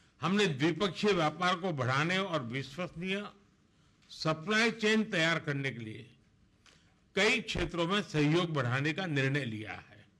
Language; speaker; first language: Hindi; non-native, local second language; Gujarati